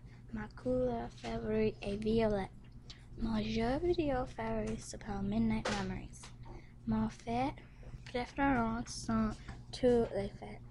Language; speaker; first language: French; non-native, learner; English